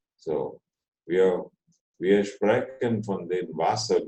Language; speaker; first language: German; non-native, fluent; Telugu